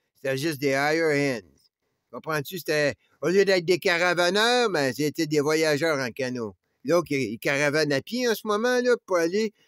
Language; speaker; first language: French; native; French